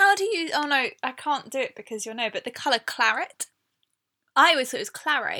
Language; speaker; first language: English; native; English